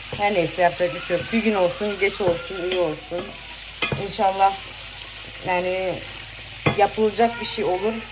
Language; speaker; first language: Turkish; early bilingual, heritage; Turkish